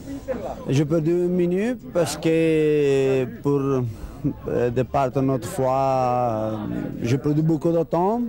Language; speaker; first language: French; non-native, learner; Italian